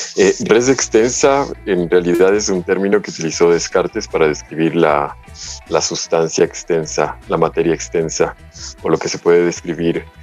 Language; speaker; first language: Spanish; early bilingual, heritage; Spanish